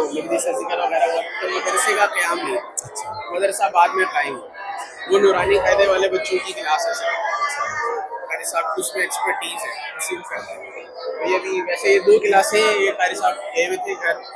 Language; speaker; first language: Urdu; native; Urdu